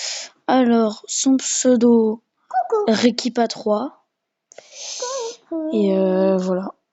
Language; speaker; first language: French; native; French